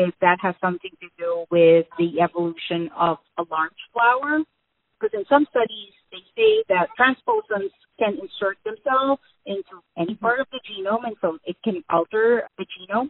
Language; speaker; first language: English; non-native, local second language; Filipino